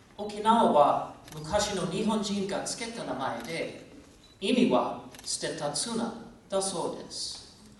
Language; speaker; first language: Japanese; non-native, fluent; English